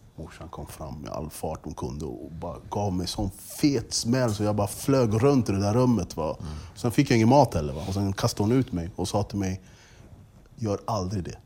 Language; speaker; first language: Swedish; early bilingual, other home language; English